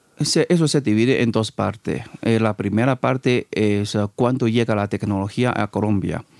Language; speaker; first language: Spanish; non-native, fluent; Chinese